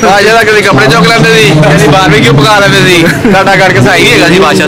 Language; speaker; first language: Hindi; non-native, local second language; Punjabi